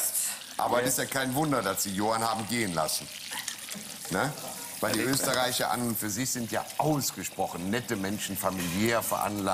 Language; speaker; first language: German; native; German